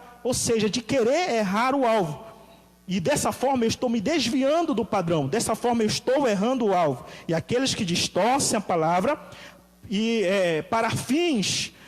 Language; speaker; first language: Portuguese; native; Portuguese